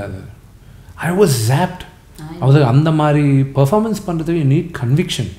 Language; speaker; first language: Tamil; non-native, local second language; Telugu